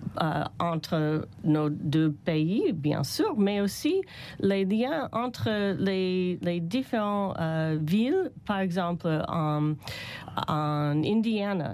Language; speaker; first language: French; non-native, learner; English